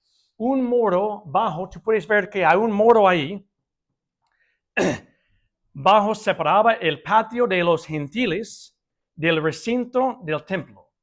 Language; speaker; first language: Spanish; non-native, fluent; English